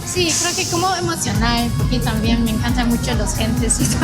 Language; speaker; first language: Spanish; non-native, learner; Chinese